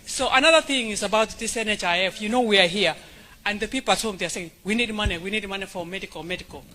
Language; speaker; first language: English; non-native, local second language; Gusii